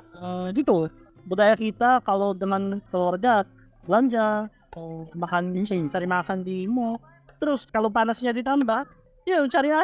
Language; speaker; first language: Indonesian; non-native, fluent; Filipino